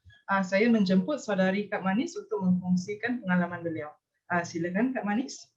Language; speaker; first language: Malay; native; Malay